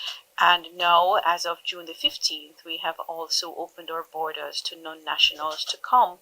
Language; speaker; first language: English; native; English